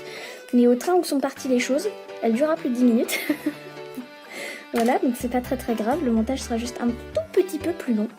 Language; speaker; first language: French; native; French